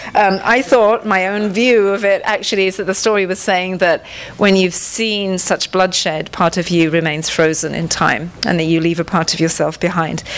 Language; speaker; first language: English; non-native, local second language; Tamil